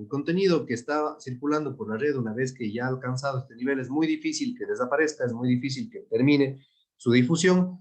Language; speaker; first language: Spanish; native; Spanish